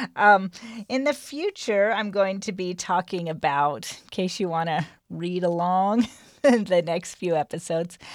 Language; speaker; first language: English; native; English